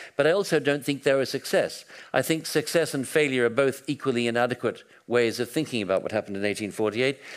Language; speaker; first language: English; native; English